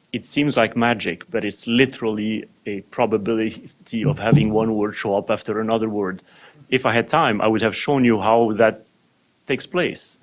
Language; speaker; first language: English; non-native, fluent; French